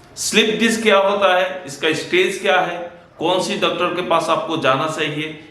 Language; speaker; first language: Hindi; non-native, local second language; Assamese